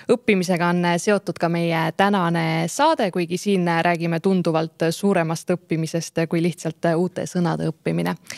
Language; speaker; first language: Estonian; native; Estonian